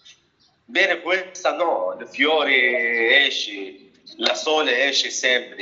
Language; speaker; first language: Italian; non-native, learner; Arabic